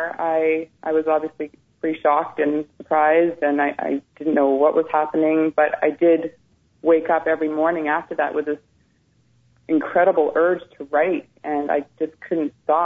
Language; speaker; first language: English; native; English